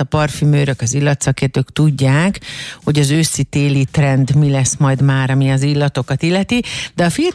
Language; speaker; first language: Hungarian; native; Hungarian